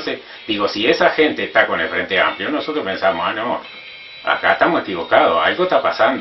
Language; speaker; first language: Spanish; native; Spanish